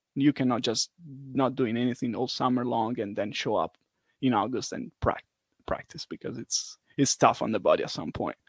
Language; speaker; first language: English; non-native, fluent; Italian